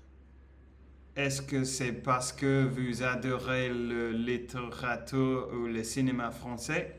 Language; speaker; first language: French; non-native, learner; Spanish